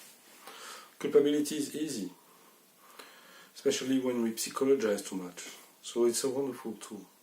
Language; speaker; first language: English; non-native, fluent; French